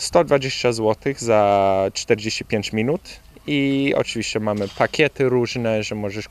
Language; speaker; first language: Polish; early bilingual, heritage; Polish